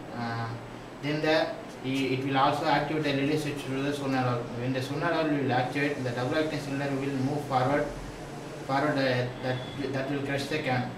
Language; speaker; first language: English; non-native, local second language; Tamil